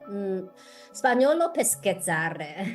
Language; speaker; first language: Italian; non-native, fluent; Chinese